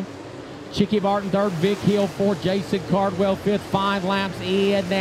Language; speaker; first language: English; native; English